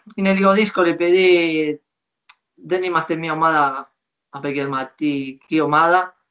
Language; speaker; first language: Greek; non-native, fluent; Spanish